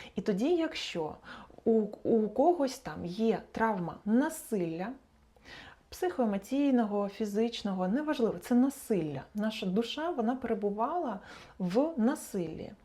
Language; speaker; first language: Ukrainian; non-native, local second language; Russian